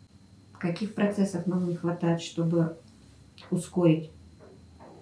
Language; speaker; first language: Russian; native; Russian